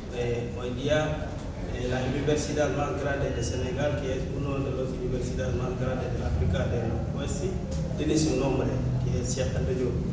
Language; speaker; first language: Spanish; non-native, learner; Wolof